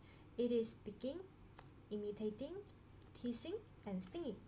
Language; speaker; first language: English; non-native, local second language; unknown